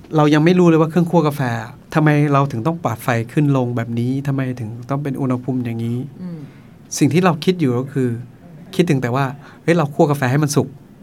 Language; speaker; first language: Thai; non-native, local second language; Akha